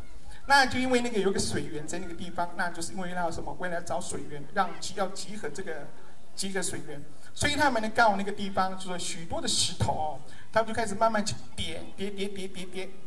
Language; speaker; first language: Chinese; native; Chinese